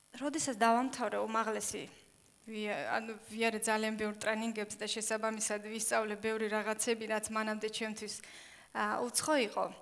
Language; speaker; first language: Georgian; non-native, local second language; Chechen